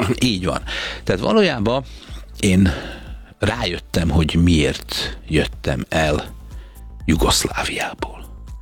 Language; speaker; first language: Hungarian; native; Hungarian